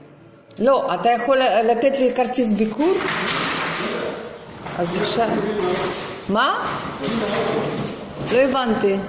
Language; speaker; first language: Hebrew; non-native, fluent; Russian